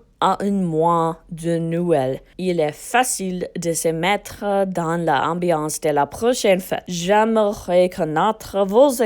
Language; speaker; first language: French; non-native, learner; English